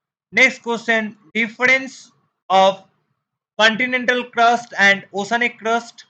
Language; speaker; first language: English; non-native, local second language; Bangla